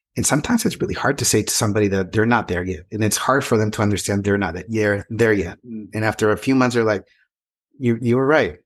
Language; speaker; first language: English; non-native, fluent; Spanish